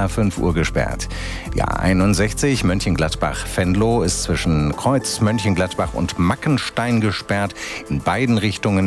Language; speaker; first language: German; native; German